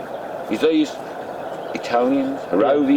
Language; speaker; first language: English; native; English